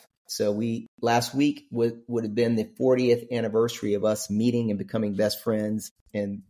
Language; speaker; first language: English; native; English